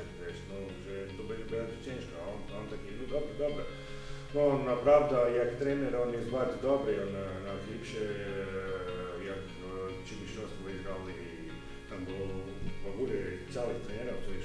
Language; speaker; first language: Polish; non-native, learner; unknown